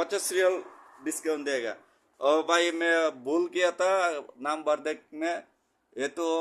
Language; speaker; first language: Hindi; non-native, learner; Bangla